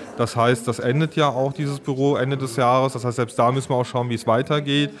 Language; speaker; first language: German; native; German